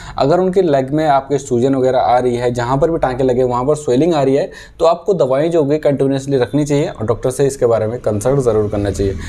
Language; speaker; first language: Hindi; native; Hindi